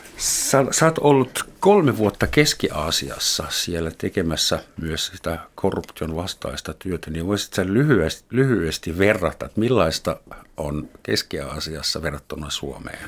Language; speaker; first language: Finnish; non-native, fluent; German